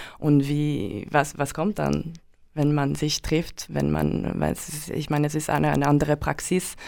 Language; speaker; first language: German; non-native, local second language; French